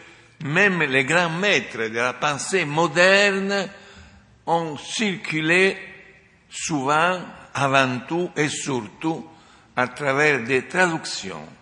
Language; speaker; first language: French; non-native, fluent; Italian